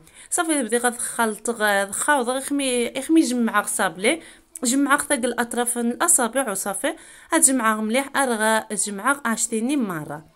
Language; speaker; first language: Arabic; non-native, local second language; Riffian